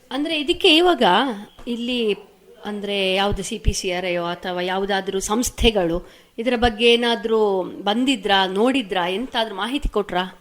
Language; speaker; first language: Kannada; native; Kannada